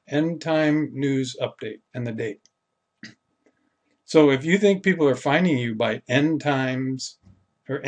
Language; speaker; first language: English; native; English